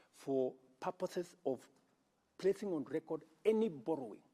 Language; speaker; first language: English; non-native, local second language; Kalenjin